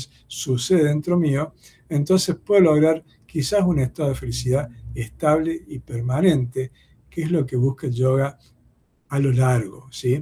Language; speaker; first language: Spanish; native; Spanish